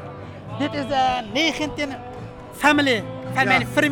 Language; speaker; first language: Dutch; non-native, learner; Uyghur